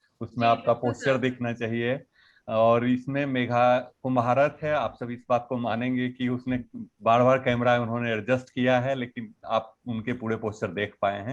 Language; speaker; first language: Hindi; native; Hindi